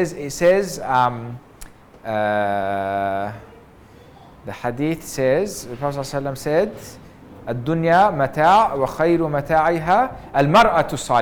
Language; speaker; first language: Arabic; non-native, fluent; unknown